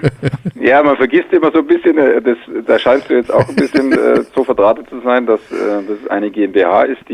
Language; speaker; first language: German; native; German